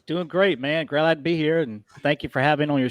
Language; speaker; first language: English; native; English